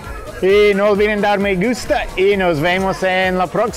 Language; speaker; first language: Spanish; non-native, fluent; English